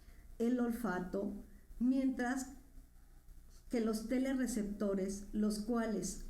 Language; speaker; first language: Spanish; native; Spanish